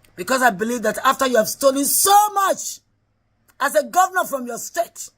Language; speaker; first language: English; non-native, local second language; Yoruba